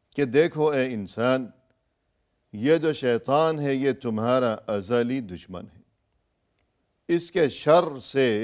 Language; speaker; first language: Urdu; native; Urdu